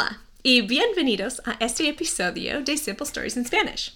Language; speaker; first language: Spanish; non-native, fluent; English